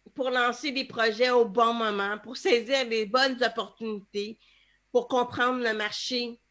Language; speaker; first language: French; native; French